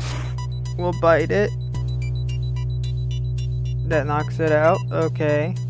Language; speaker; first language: English; native; English